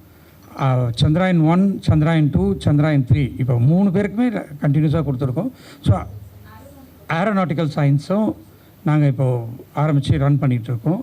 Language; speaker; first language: Tamil; native; Tamil